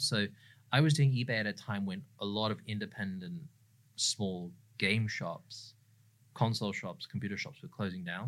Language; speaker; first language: English; native; English